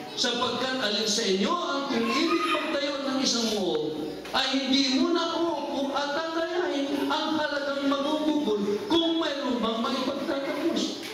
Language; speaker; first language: Filipino; non-native, local second language; Cebuano